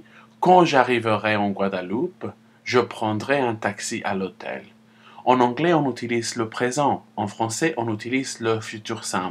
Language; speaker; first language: French; non-native, fluent; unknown